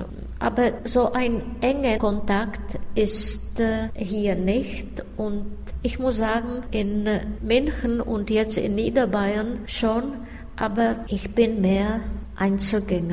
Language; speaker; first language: German; non-native, fluent; Czech